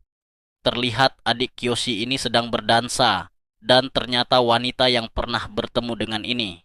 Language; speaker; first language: Indonesian; native; Indonesian